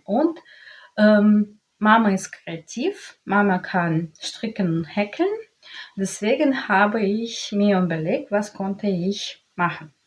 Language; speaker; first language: German; non-native, learner; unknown